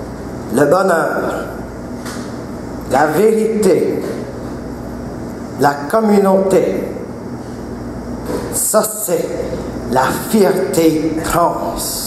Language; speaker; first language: French; non-native, local second language; English